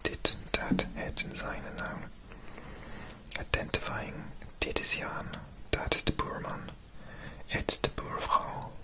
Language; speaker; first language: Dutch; non-native, learner; English